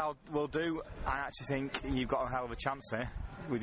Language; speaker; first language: English; native; English